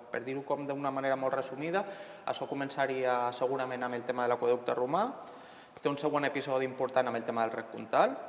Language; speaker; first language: Catalan; native; Catalan